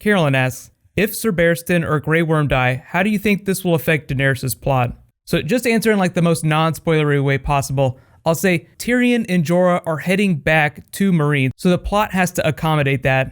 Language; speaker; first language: English; native; English